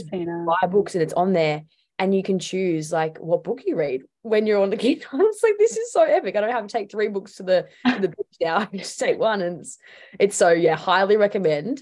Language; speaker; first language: English; native; English